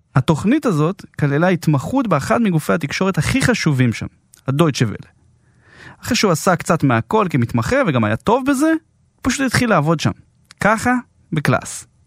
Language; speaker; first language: Hebrew; native; Hebrew